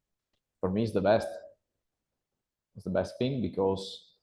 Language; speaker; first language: English; non-native, learner; Italian